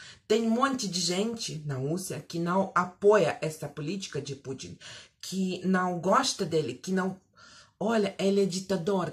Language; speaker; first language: Portuguese; non-native, fluent; Russian